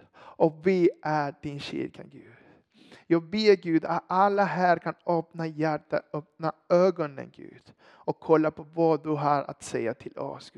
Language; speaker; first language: Swedish; non-native, fluent; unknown